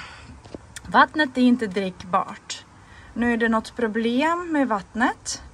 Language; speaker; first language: Swedish; non-native, fluent; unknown